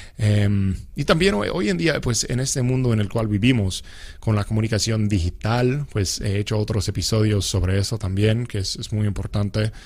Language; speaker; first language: Spanish; non-native, fluent; English